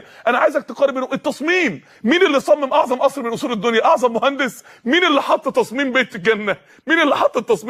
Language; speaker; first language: Arabic; native; Arabic